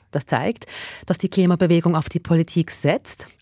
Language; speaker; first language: German; native; German